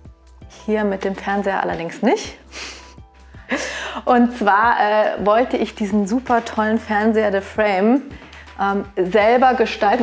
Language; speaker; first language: German; native; German